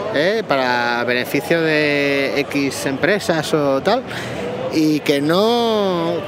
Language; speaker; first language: Spanish; native; Spanish